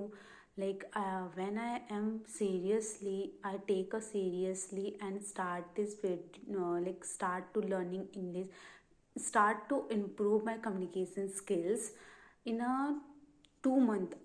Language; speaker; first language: English; non-native, learner; Hindi